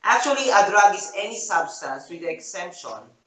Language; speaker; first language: English; non-native, local second language; Filipino